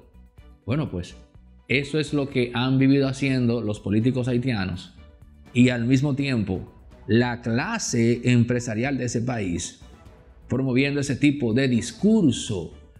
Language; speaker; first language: Spanish; native; Spanish